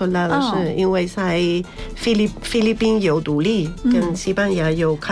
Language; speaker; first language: Chinese; non-native, learner; Spanish